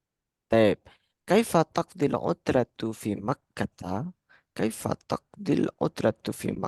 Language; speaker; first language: Arabic; non-native, fluent; Indonesian